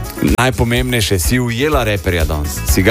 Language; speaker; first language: Slovenian; native; Slovenian